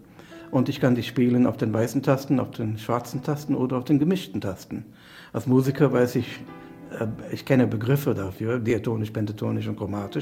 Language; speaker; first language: German; non-native, fluent; English